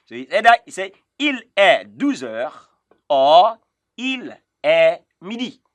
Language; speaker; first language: French; non-native, fluent; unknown